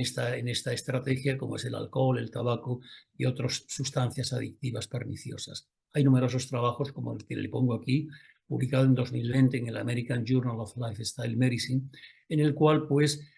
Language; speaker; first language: Spanish; native; Spanish